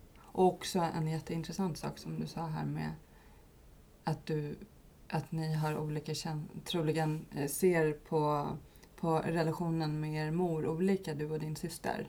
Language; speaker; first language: Swedish; native; Swedish